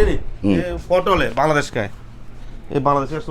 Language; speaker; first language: Hindi; non-native, learner; Bangla